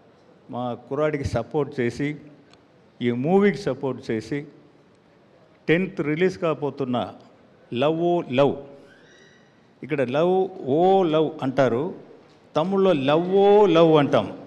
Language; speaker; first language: Telugu; non-native, learner; Tamil